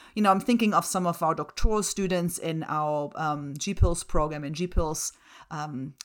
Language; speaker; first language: English; non-native, fluent; German